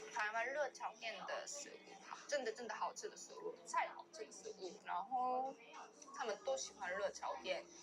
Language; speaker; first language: Chinese; non-native, learner; Korean